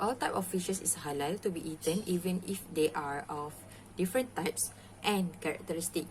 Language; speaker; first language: English; non-native, local second language; Malay